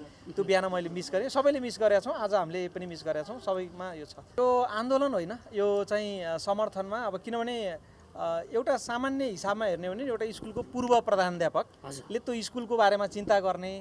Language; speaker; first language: Nepali; native; Nepali